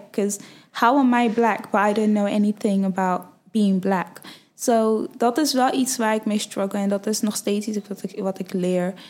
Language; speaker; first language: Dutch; early bilingual, other home language; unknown